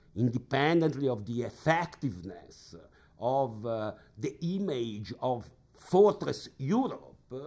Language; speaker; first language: English; non-native, fluent; Italian